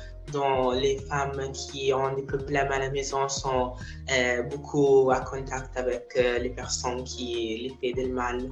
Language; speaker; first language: French; non-native, fluent; Italian